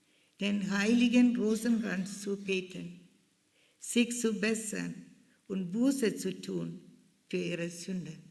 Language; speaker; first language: German; non-native, fluent; Malayalam